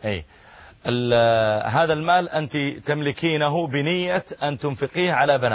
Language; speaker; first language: Arabic; native; Arabic